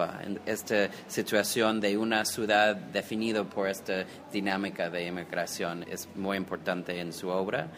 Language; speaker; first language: Spanish; non-native, fluent; English